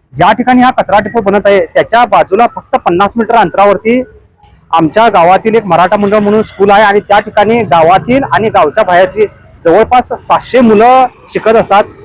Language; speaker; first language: Marathi; native; Marathi